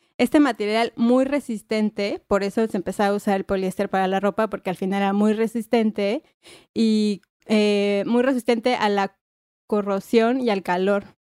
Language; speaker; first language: Spanish; native; Spanish